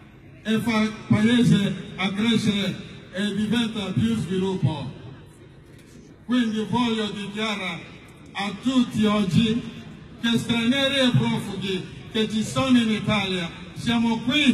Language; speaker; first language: Italian; non-native, learner; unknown